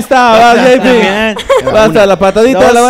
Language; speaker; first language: Spanish; native; Spanish